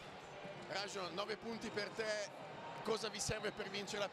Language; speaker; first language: Italian; native; Italian